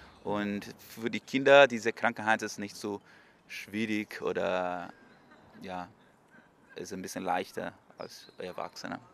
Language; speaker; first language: German; non-native, learner; Portuguese